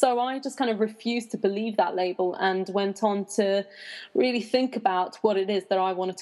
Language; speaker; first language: English; non-native, fluent; Persian